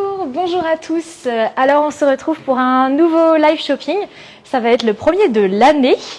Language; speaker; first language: French; native; French